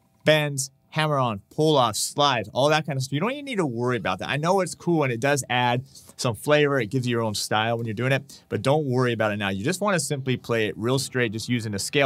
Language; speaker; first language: English; native; English